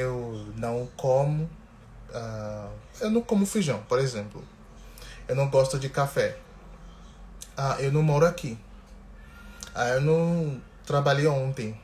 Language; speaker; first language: Portuguese; non-native, fluent; English